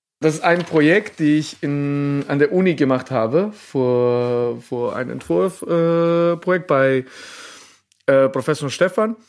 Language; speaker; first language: German; non-native, fluent; Serbian